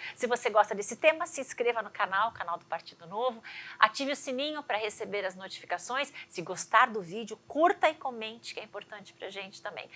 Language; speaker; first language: Portuguese; native; Portuguese